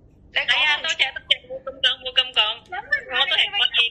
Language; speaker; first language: Cantonese; non-native, learner; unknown